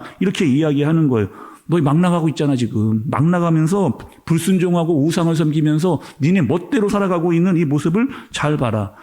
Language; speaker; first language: Korean; native; Korean